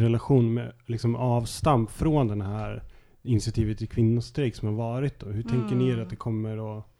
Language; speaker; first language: Swedish; native; Swedish